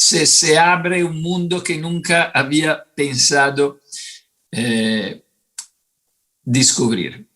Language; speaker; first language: Spanish; non-native, fluent; Italian